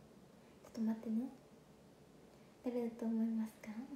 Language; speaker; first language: Japanese; native; Japanese